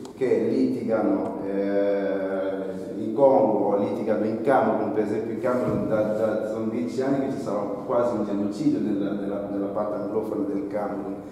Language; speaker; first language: Italian; non-native, fluent; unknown